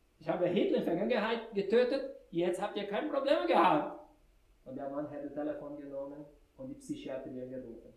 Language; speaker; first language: German; non-native, fluent; Portuguese